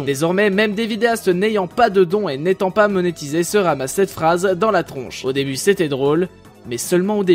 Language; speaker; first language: French; native; French